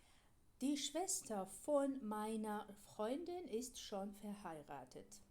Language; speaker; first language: German; non-native, fluent; Georgian